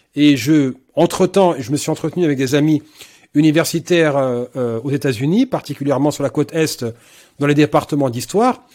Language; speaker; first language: French; native; French